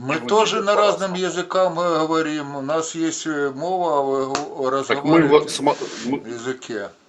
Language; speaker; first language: Russian; non-native, local second language; Ukrainian